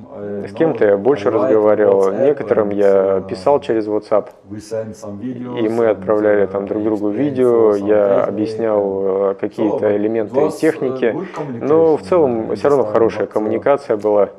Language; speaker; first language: Russian; non-native, fluent; German